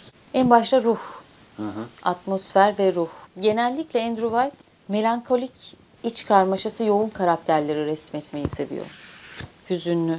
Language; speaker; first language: Turkish; native; Turkish